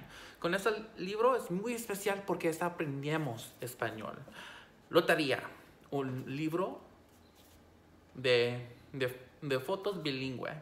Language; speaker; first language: Spanish; non-native, fluent; English